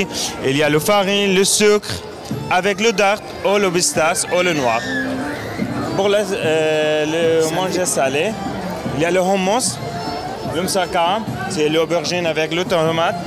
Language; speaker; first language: French; non-native, learner; Arabic